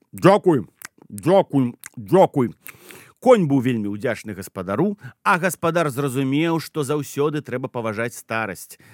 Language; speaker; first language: Belarusian; native; Belarusian